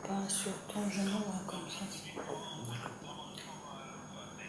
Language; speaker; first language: French; non-native, fluent; Ukrainian